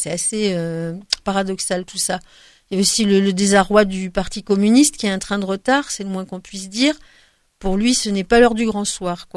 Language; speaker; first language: French; native; French